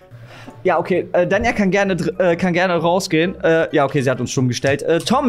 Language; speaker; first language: German; native; German